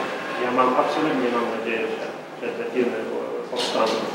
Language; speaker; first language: Polish; early bilingual, heritage; Polish